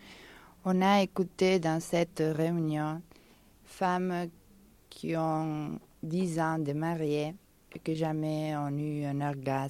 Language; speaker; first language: French; non-native, fluent; Spanish